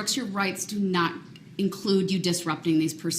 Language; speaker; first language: English; native; English